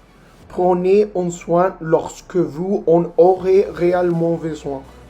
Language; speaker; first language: French; non-native, learner; Spanish